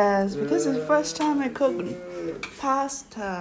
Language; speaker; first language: English; non-native, learner; Cantonese